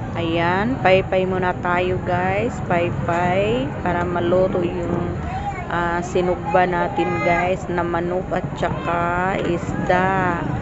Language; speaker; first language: Filipino; non-native, local second language; Cebuano